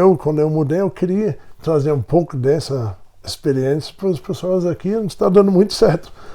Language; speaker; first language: Portuguese; non-native, fluent; English